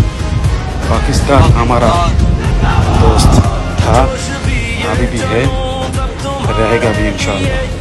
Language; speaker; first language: Hindi; non-native, fluent; Bangla